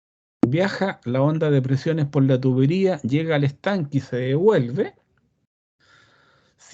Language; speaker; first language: Spanish; native; Spanish